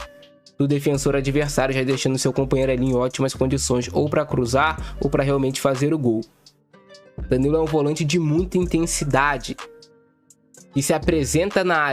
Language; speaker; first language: Portuguese; native; Portuguese